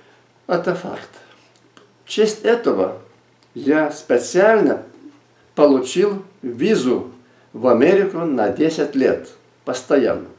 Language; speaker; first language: Russian; non-native, local second language; Lithuanian